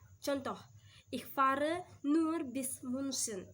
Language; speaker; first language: German; non-native, learner; Indonesian